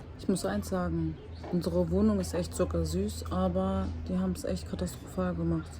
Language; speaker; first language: German; early bilingual, other home language; Turkish